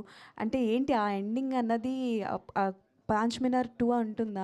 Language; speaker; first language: Telugu; native; Telugu